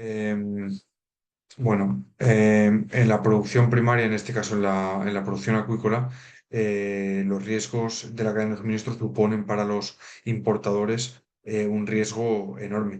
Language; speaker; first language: Spanish; native; Spanish